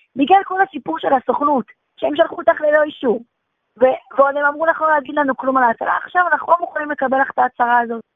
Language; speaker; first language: Hebrew; native; Hebrew